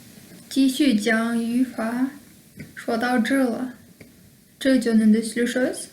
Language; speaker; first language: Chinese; non-native, fluent; Kyrgyz